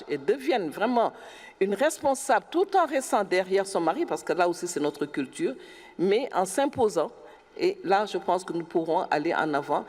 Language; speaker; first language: French; non-native, local second language; Wolof